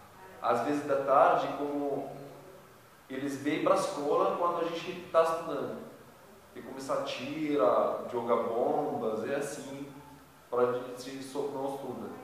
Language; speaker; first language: Portuguese; non-native, learner; Arabic